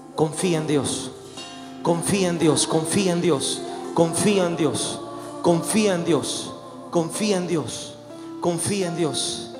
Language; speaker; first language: Spanish; native; Spanish